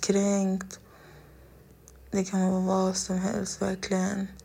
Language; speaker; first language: Swedish; non-native, local second language; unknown